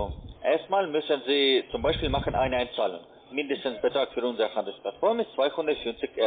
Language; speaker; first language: German; non-native, learner; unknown